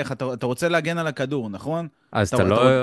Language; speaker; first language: Hebrew; native; Hebrew